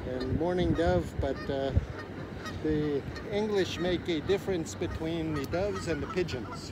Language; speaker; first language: English; native; English